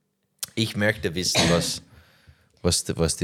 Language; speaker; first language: German; non-native, learner; English